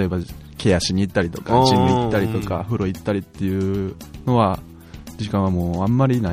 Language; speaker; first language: Japanese; native; Japanese